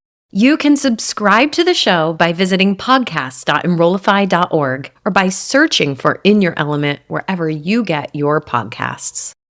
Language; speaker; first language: English; native; English